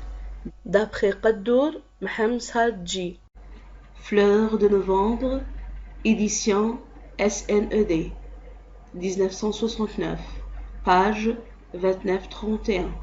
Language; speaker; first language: French; non-native, local second language; Arabic